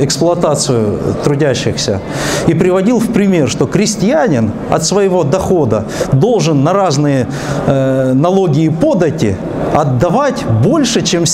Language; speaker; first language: Russian; native; Russian